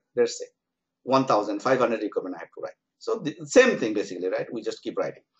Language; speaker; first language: English; non-native, local second language; Bangla